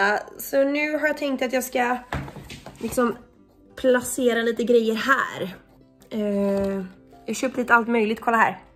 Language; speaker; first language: Swedish; native; Swedish